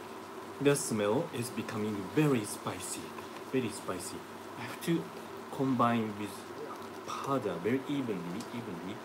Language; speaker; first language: English; non-native, learner; Japanese